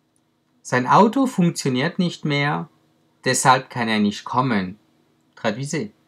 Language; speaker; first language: German; non-native, fluent; French